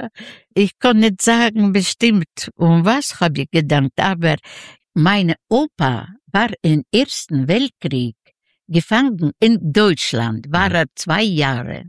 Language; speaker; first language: German; non-native, learner; Ukrainian